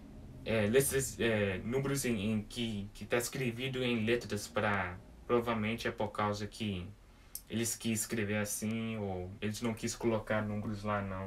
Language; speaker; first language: Portuguese; early bilingual, heritage; English